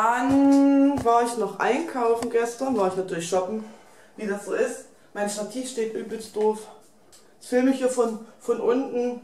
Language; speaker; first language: German; native; German